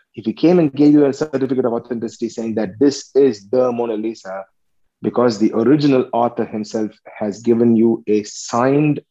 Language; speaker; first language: English; non-native, local second language; Tamil